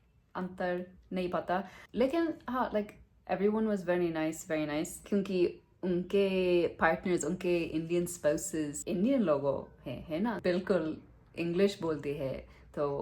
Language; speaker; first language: Hindi; non-native, learner; English